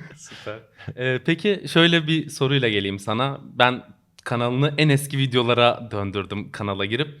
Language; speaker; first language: Turkish; native; Turkish